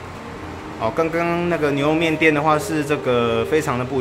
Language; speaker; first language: Chinese; native; Chinese